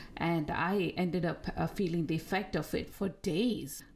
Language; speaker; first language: English; non-native, local second language; Tamil